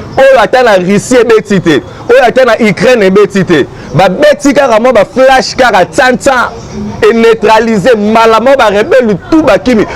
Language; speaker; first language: Lingala; native; Lingala